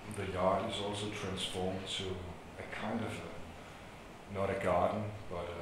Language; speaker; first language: English; non-native, fluent; Danish